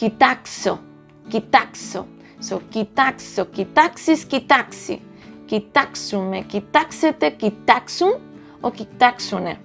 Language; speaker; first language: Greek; non-native, learner; Spanish